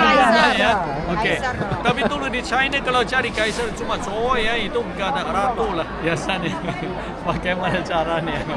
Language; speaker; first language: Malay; non-native, fluent; Chinese